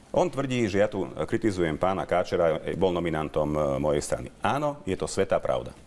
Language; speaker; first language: Slovak; native; Slovak